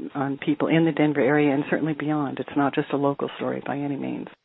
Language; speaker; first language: English; native; English